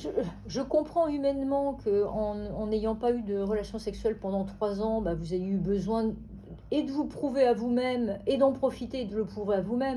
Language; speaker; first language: French; native; French